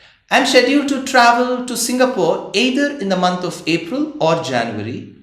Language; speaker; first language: English; non-native, local second language; Tamil